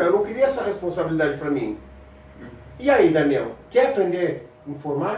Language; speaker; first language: Portuguese; native; Portuguese